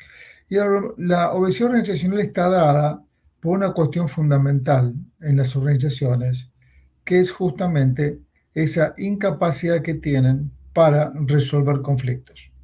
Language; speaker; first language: Spanish; native; Spanish